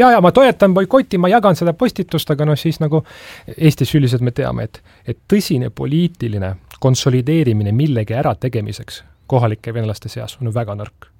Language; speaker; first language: Estonian; non-native, local second language; Russian